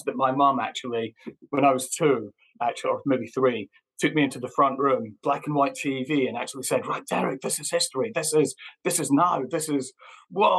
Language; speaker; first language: English; native; English